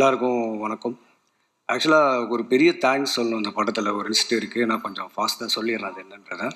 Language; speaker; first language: Tamil; native; Tamil